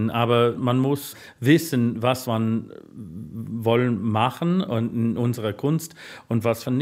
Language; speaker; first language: German; non-native, fluent; English